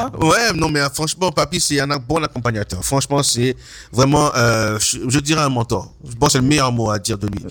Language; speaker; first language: French; non-native, local second language; Haitian Creole